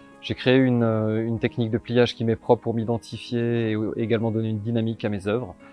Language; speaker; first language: French; native; French